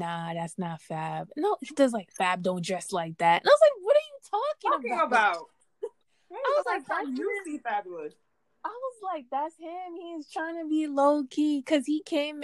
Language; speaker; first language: English; native; English